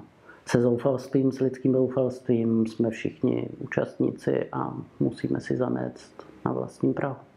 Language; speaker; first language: Czech; native; Czech